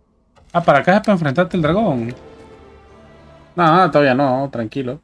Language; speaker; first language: Spanish; native; Spanish